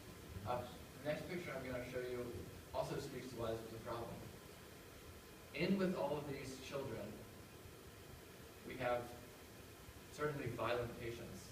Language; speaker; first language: English; native; English